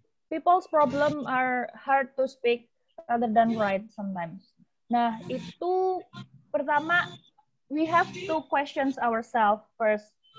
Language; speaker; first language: English; non-native, fluent; Indonesian